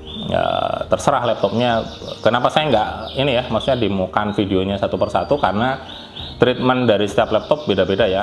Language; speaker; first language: Indonesian; native; Indonesian